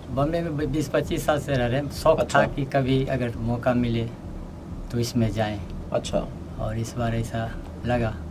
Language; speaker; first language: Hindi; native; Hindi